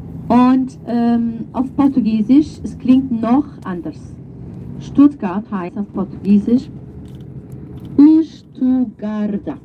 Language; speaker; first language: German; non-native, fluent; Portuguese